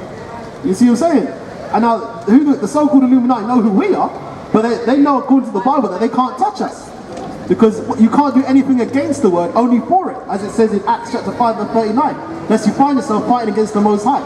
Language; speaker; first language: English; native; English